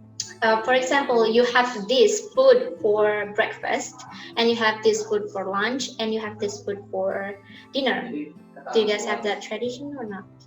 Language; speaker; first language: English; non-native, learner; Indonesian